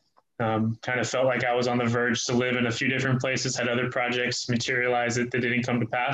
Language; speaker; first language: English; native; English